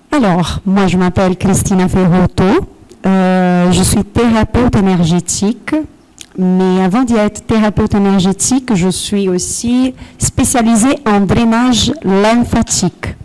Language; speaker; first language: French; non-native, fluent; Portuguese